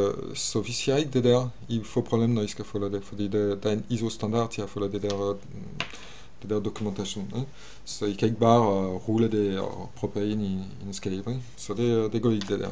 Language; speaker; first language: Danish; non-native, fluent; French